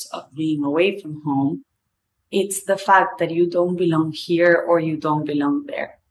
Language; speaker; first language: English; non-native, fluent; Spanish